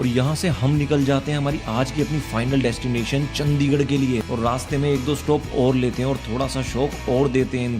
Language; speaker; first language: Hindi; native; Hindi